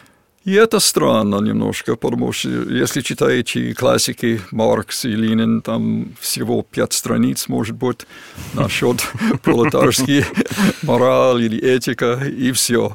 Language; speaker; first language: Russian; non-native, fluent; English